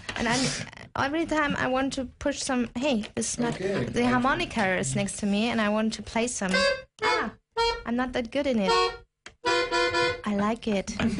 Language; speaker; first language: English; non-native, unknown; German